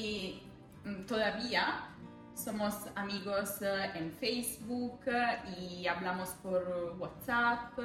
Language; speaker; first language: Spanish; non-native, fluent; Italian